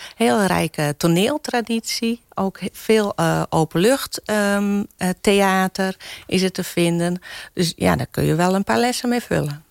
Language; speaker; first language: Dutch; non-native, local second language; Western Frisian